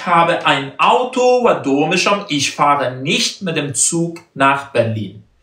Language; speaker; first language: German; non-native, fluent; Persian